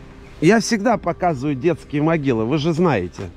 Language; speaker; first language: Russian; native; Russian